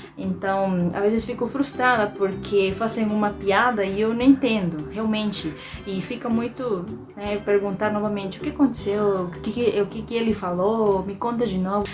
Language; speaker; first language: Portuguese; non-native, fluent; Spanish